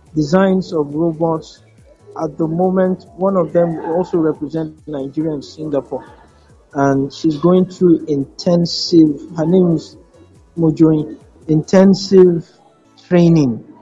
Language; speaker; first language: English; non-native, local second language; Yoruba